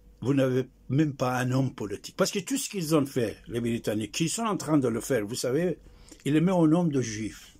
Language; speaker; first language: French; non-native, fluent; Persian